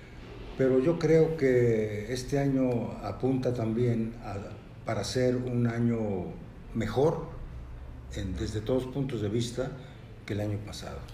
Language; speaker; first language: Spanish; native; Spanish